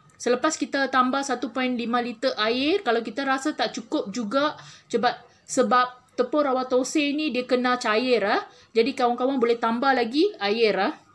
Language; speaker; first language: Malay; non-native, local second language; Tamil